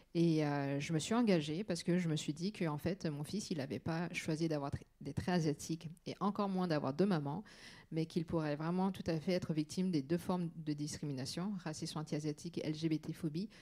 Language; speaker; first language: French; native; French